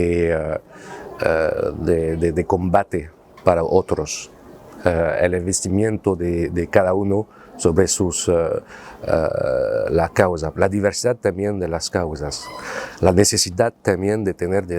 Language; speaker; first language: Spanish; non-native, fluent; French